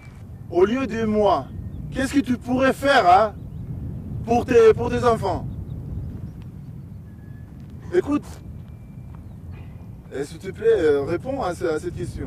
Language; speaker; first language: French; non-native, fluent; Uzbek